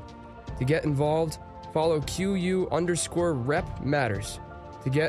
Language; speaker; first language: English; native; English